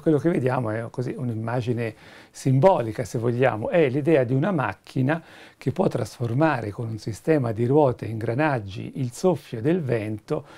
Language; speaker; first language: Italian; native; Italian